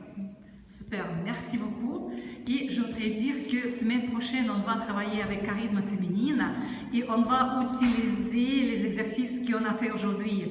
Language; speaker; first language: French; non-native, fluent; Russian